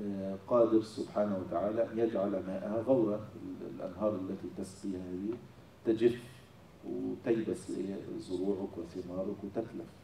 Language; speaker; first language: Arabic; native; Arabic